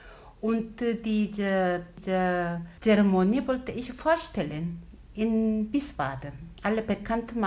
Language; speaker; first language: German; non-native, learner; Korean